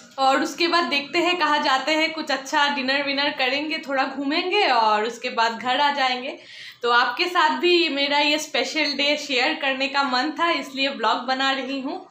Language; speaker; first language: Hindi; non-native, local second language; Bangla